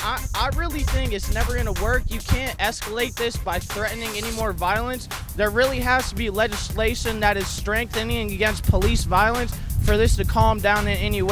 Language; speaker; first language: English; native; English